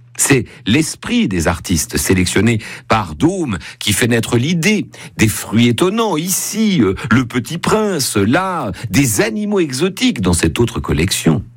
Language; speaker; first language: French; native; French